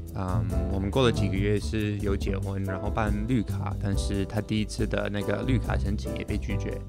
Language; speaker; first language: Chinese; non-native, fluent; English